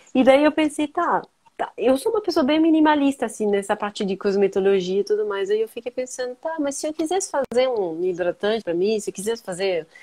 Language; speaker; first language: Portuguese; non-native, fluent; French